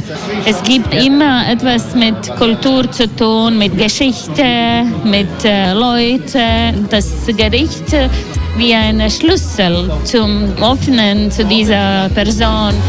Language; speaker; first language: German; non-native, learner; Latvian